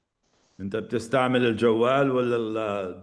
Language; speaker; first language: Arabic; native; Arabic